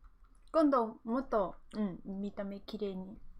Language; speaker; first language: Japanese; non-native, learner; Vietnamese